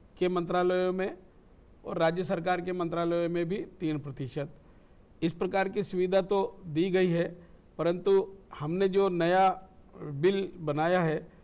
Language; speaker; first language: Hindi; native; Hindi